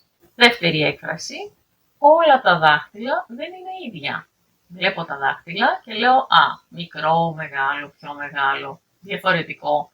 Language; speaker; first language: Greek; native; Greek